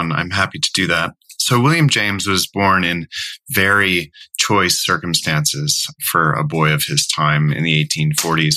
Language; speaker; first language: English; native; English